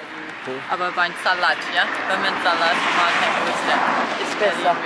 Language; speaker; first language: German; non-native, learner; Burmese